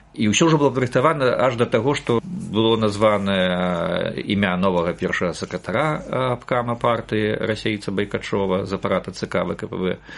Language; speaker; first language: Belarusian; native; Belarusian